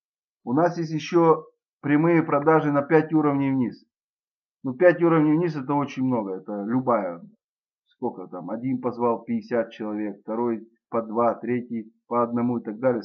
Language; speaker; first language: Russian; native; Russian